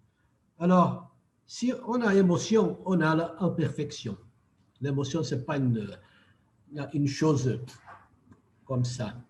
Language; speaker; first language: French; non-native, fluent; Portuguese